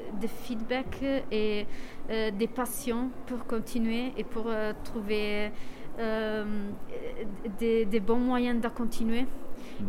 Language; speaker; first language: French; non-native, fluent; Italian